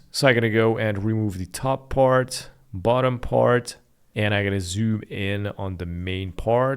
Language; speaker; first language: English; non-native, fluent; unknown